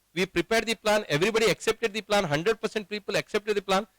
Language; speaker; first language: English; non-native, local second language; Marathi